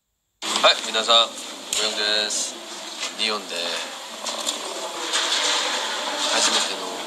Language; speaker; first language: Japanese; non-native, fluent; Korean